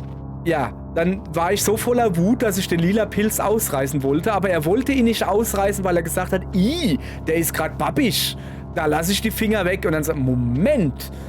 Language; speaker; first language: German; native; German